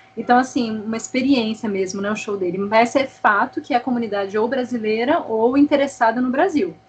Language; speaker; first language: Portuguese; native; Portuguese